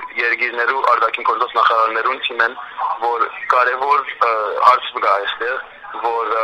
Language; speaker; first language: Armenian; early bilingual, heritage; Armenian